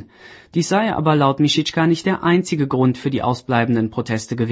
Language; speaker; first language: German; native; German